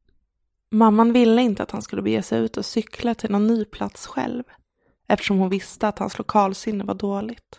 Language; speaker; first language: Swedish; native; Swedish